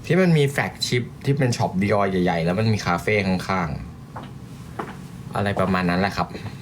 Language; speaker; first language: Thai; native; Thai